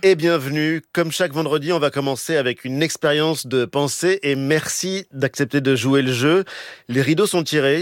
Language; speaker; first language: French; native; French